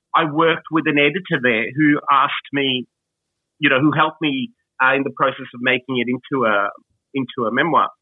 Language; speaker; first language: English; early bilingual, other home language; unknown